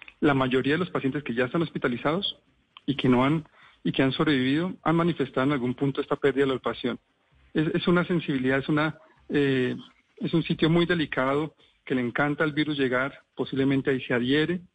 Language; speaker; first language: Spanish; native; Spanish